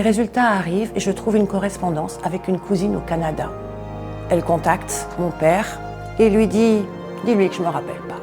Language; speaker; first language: French; native; French